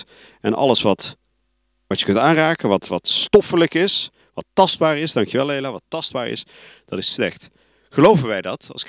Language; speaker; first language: Dutch; native; Dutch